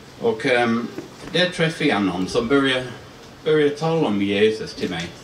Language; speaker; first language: Swedish; non-native, fluent; English